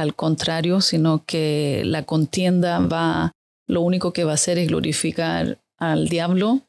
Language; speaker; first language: Spanish; native; Spanish